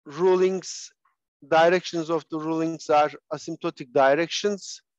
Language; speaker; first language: English; non-native, fluent; Turkish